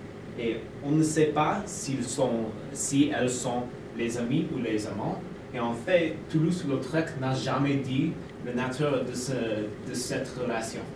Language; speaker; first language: French; non-native, learner; English